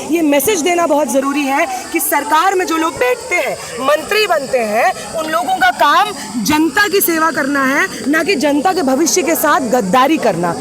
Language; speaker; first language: Hindi; native; Hindi